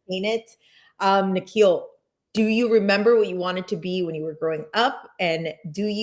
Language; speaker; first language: English; native; English